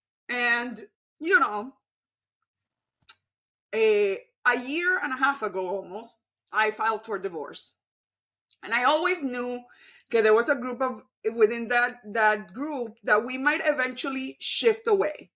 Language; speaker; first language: English; non-native, fluent; Spanish